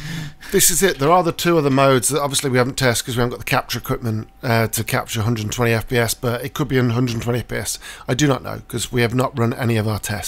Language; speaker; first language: English; native; English